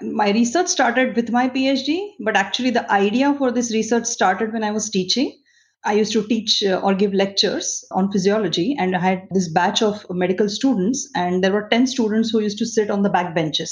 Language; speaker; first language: English; non-native, local second language; Marathi